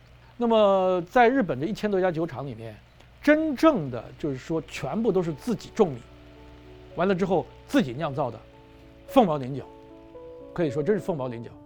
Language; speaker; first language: Chinese; native; Chinese